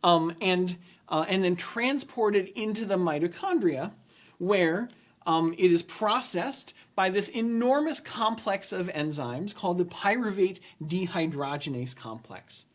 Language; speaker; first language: English; native; English